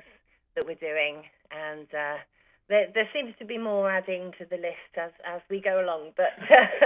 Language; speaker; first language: English; native; English